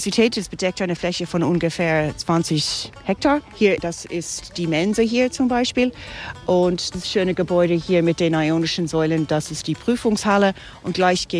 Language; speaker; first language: German; non-native, fluent; English